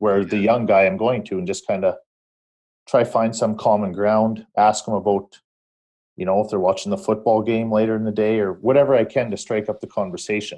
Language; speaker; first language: English; native; English